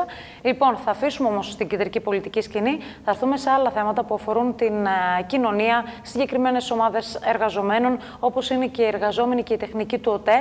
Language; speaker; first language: Greek; native; Greek